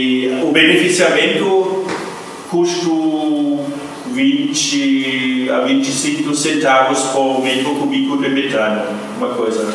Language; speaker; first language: Portuguese; non-native, fluent; German